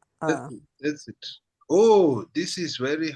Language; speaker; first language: English; non-native, fluent; Tibetan